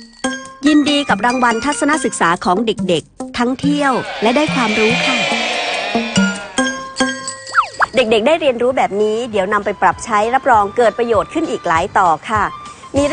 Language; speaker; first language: Thai; native; Thai